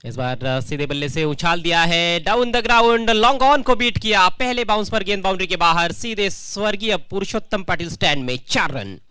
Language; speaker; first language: Hindi; non-native, local second language; Marathi